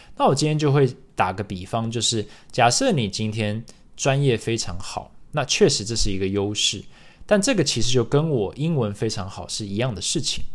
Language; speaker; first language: Chinese; early bilingual, other home language; English